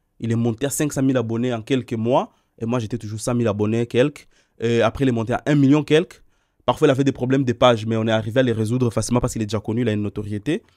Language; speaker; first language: French; non-native, local second language; Swahili